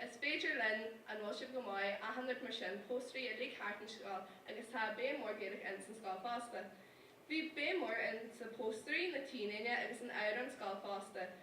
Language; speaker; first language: Irish; native; Irish